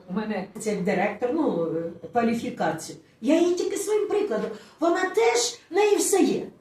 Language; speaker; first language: Ukrainian; non-native, local second language; Russian